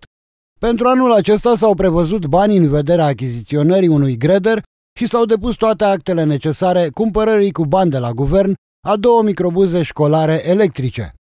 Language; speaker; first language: Romanian; native; Romanian